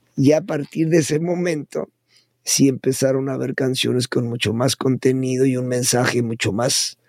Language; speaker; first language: Spanish; native; Spanish